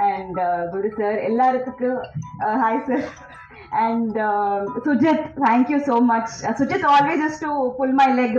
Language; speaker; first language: Tamil; non-native, learner; Telugu